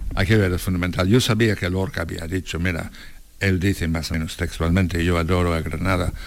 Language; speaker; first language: Spanish; non-native, fluent; English